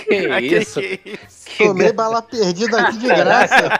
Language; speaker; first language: Portuguese; native; Portuguese